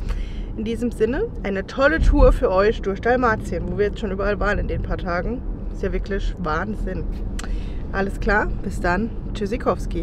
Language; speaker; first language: German; native; German